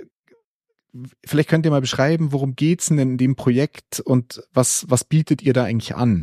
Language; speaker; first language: German; native; German